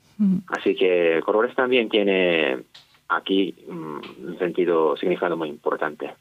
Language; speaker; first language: Spanish; non-native, fluent; Japanese